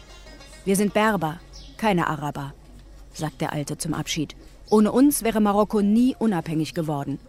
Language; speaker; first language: German; native; German